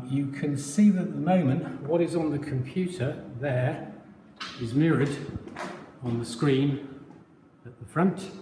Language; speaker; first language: English; native; English